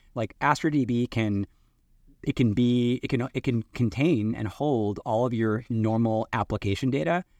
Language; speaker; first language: English; native; English